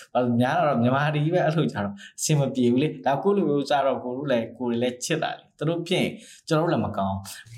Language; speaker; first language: Burmese; native; Burmese